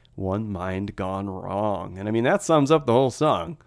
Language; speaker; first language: English; native; English